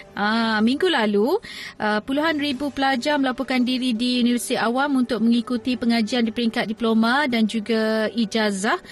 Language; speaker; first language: Malay; native; Malay